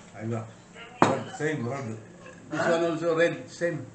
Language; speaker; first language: English; non-native, learner; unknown